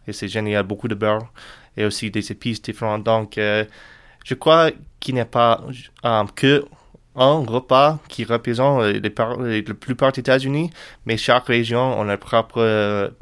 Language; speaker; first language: French; non-native, learner; English